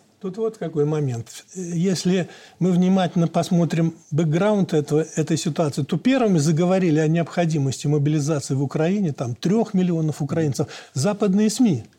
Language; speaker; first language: Russian; native; Russian